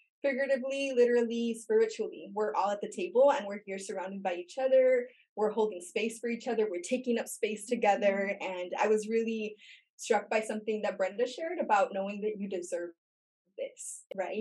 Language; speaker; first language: English; native; English